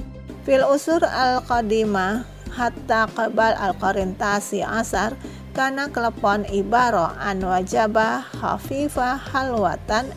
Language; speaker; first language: Arabic; non-native, fluent; Indonesian